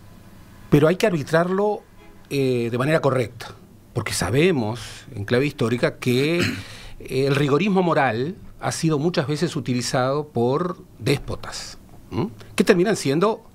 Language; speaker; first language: Spanish; native; Spanish